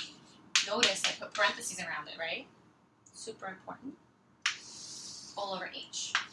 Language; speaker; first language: English; native; English